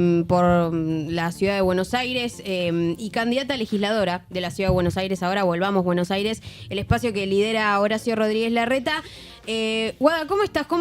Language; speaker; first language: Spanish; native; Spanish